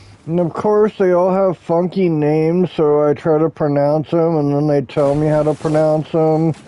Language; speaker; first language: English; native; English